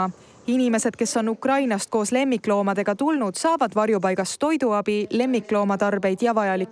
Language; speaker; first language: Estonian; native; Estonian